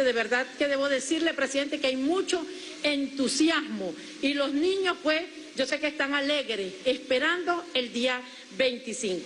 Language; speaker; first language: Spanish; native; Spanish